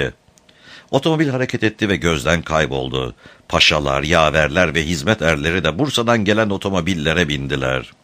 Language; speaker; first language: Turkish; native; Turkish